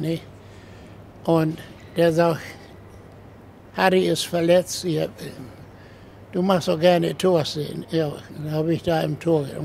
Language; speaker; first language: German; native; German